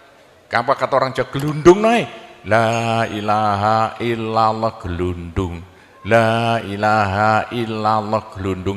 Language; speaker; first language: Indonesian; non-native, local second language; Javanese